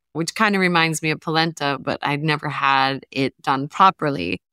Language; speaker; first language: English; native; English